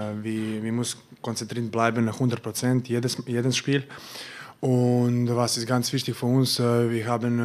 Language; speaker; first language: German; non-native, learner; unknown